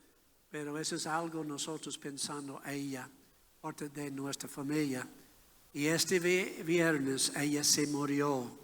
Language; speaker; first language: Spanish; non-native, learner; English